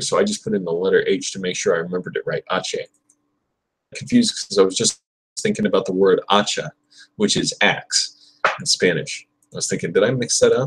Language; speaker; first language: English; native; English